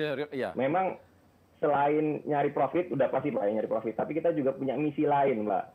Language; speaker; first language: Indonesian; native; Indonesian